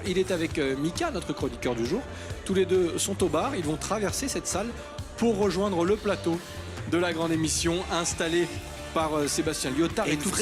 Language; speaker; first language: French; native; French